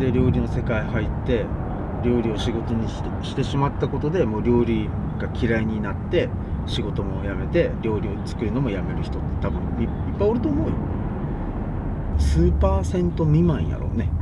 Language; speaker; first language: Japanese; native; Japanese